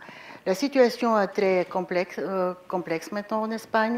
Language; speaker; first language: French; non-native, fluent; Bulgarian